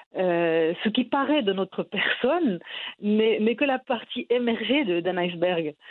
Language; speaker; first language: French; non-native, local second language; Arabic